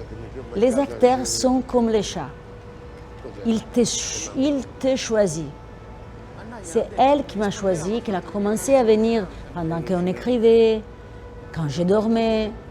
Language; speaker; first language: French; non-native, fluent; Italian